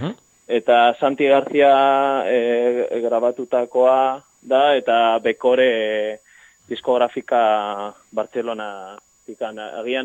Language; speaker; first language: Basque; non-native, local second language; Spanish